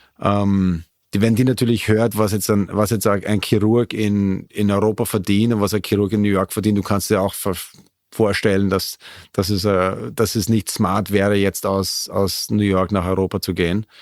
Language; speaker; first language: German; native; German